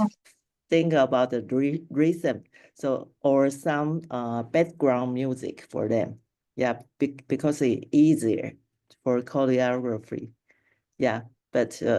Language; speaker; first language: English; non-native, local second language; Chinese